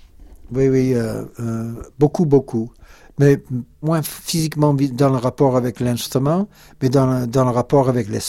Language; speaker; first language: French; non-native, fluent; English